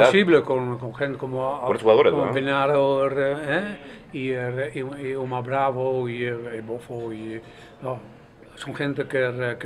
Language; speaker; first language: Spanish; non-native, fluent; Dutch